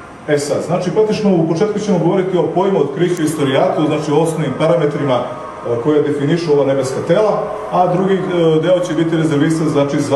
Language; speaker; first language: Serbian; native; Serbian